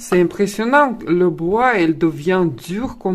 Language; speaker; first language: French; non-native, fluent; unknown